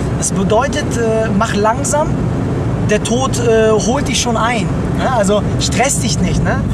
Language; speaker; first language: German; early bilingual, other home language; Turkish